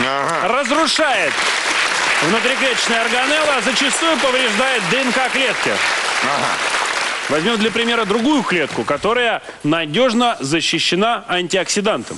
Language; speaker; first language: Russian; native; Russian